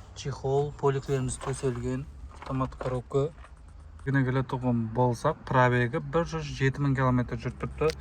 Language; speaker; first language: Uzbek; non-native, local second language; Kara-Kalpak